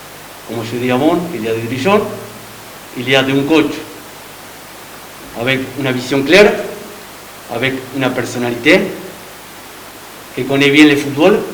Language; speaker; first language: French; non-native, learner; Spanish